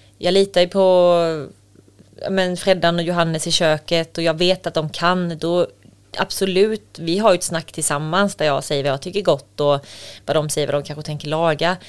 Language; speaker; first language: Swedish; native; Swedish